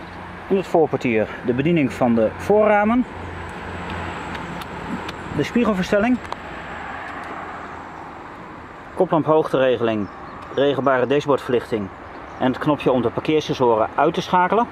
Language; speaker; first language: Dutch; native; Dutch